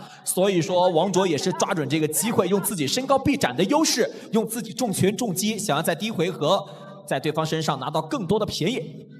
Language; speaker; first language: Chinese; native; Chinese